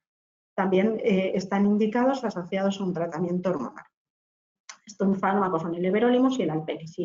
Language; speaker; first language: Spanish; native; Spanish